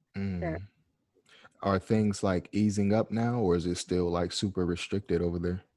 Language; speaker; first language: English; native; English